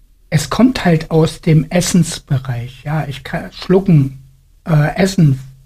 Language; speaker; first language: German; native; German